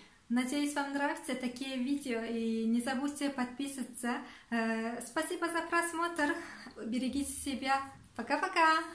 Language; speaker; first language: Russian; non-native, local second language; Turkmen